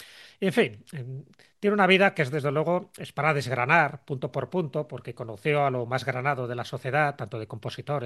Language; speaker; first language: Spanish; native; Spanish